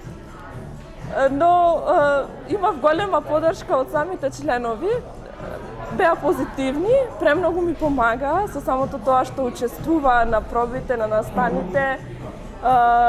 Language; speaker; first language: Macedonian; non-native, local second language; Albanian